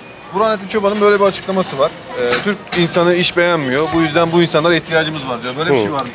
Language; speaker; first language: Turkish; native; Turkish